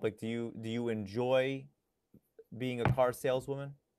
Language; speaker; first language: English; non-native, fluent; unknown